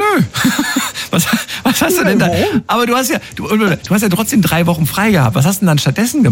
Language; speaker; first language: German; native; German